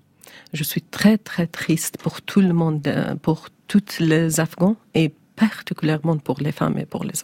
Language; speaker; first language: French; non-native, learner; Persian